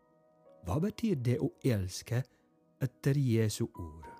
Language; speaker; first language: Norwegian; non-native, fluent; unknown